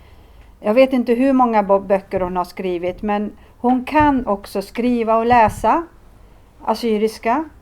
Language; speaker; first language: Swedish; early bilingual, other home language; Assyrian Neo-Aramaic